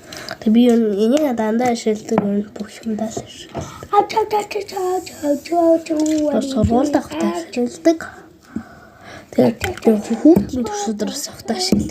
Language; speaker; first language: Mongolian; early bilingual, heritage; Mongolian